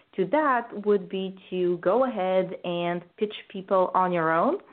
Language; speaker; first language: English; non-native, fluent; Bulgarian